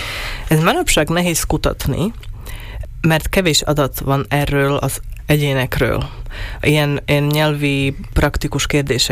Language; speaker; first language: Hungarian; non-native, local second language; Slovak